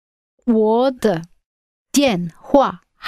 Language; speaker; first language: Chinese; non-native, learner; English